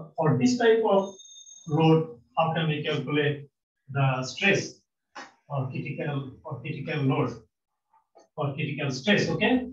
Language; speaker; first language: English; non-native, local second language; Bangla